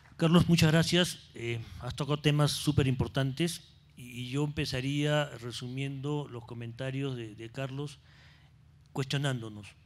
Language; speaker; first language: Spanish; native; Spanish